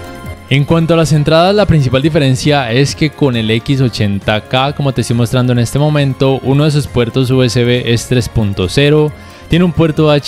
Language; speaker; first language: Spanish; native; Spanish